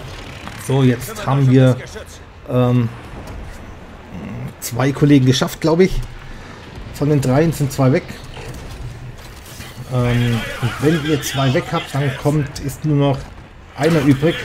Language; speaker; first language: German; native; German